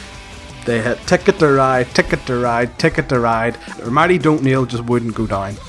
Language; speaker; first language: English; native; English